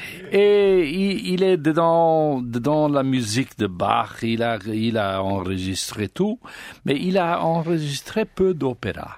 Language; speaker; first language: French; non-native, learner; English